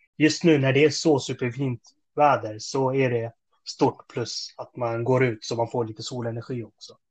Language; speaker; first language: Swedish; early bilingual, other home language; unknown